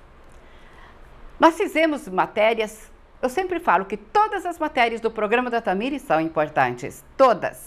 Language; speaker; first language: Portuguese; native; Portuguese